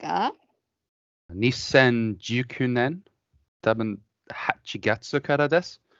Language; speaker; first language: Japanese; non-native, learner; English